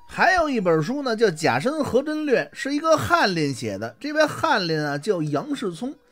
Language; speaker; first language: Chinese; native; Chinese